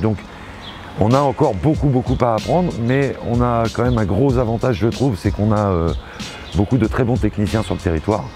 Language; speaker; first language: French; native; French